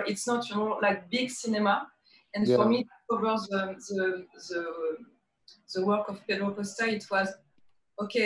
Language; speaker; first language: English; non-native, learner; French